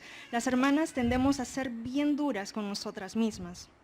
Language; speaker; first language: Spanish; native; Spanish